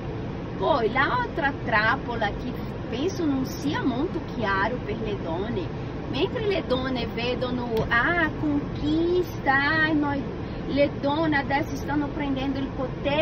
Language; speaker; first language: Italian; non-native, fluent; Portuguese